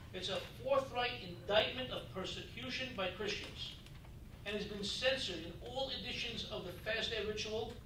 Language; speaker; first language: English; native; English